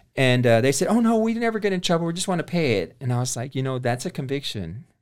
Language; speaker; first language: English; native; English